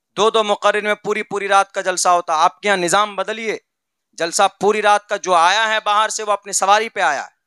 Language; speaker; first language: Hindi; native; Hindi